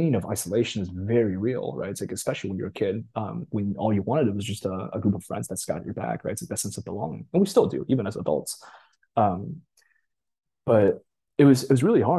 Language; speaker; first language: English; early bilingual, other home language; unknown